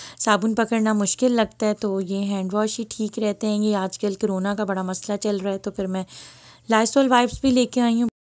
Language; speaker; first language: Urdu; native; Urdu